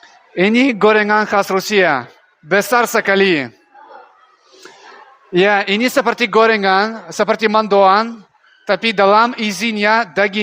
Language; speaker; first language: Indonesian; non-native, learner; Russian